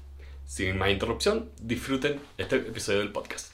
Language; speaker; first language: Spanish; native; Spanish